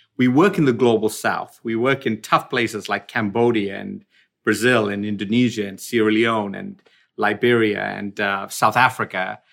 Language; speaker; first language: English; non-native, local second language; Tamil